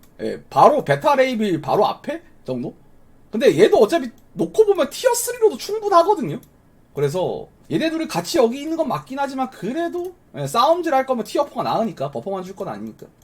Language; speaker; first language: Korean; native; Korean